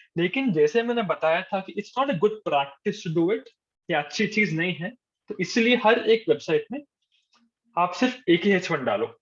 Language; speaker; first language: Hindi; non-native, local second language; Telugu